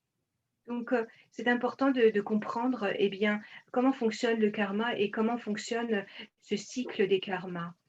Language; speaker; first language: French; native; French